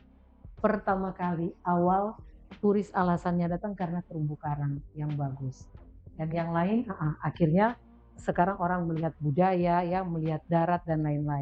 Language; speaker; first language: Indonesian; native; Indonesian